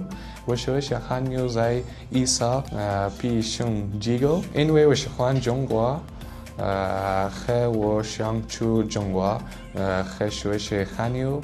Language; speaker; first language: Chinese; non-native, learner; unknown